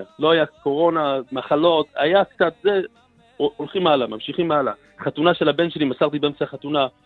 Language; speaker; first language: Hebrew; non-native, fluent; English